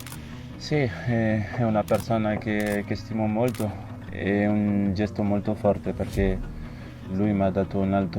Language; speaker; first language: Italian; non-native, fluent; French